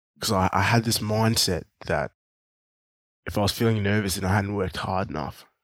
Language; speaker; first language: English; non-native, local second language; Swahili